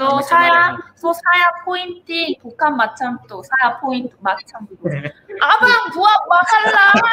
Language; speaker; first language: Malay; non-native, learner; Korean